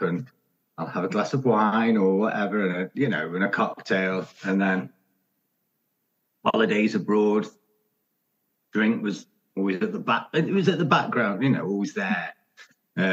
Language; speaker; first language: English; native; English